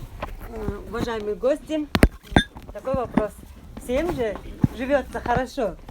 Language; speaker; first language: Russian; non-native, learner; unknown